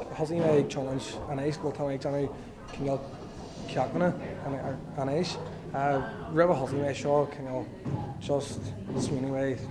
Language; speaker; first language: Irish; native; Irish